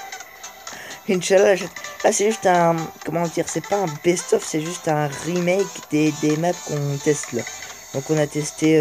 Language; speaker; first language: French; native; French